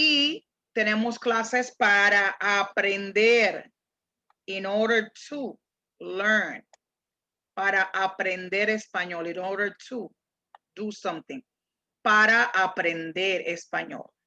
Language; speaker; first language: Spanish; non-native, fluent; English